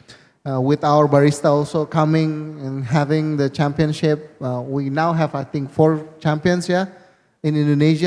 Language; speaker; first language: English; non-native, fluent; Indonesian